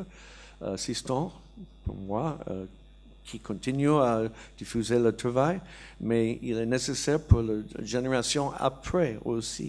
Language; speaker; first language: French; non-native, learner; English